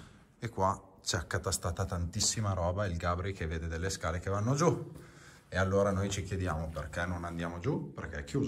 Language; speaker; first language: Italian; native; Italian